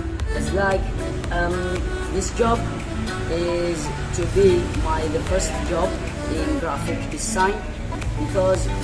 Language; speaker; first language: English; non-native, learner; Indonesian